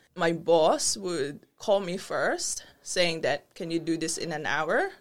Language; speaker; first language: English; non-native, local second language; Filipino